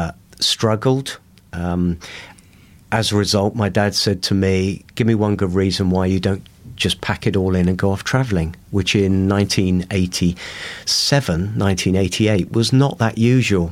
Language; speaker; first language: English; native; English